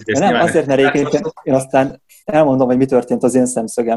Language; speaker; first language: Hungarian; native; Hungarian